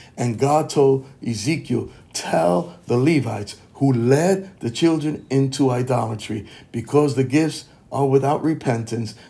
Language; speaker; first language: English; native; English